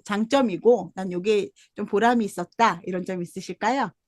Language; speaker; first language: Korean; native; Korean